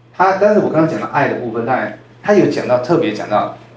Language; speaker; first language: Chinese; non-native, local second language; Min Nan Chinese